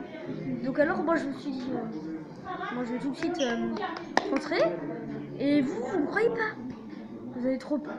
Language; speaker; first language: French; native; French